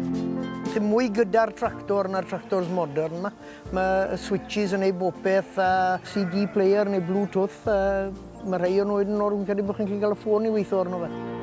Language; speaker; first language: Welsh; native; Welsh